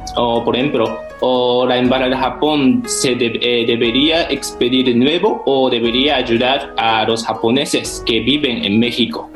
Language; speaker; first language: Spanish; non-native, fluent; Japanese